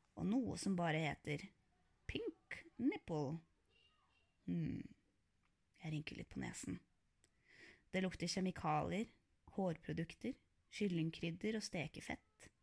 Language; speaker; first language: Norwegian; early bilingual, other home language; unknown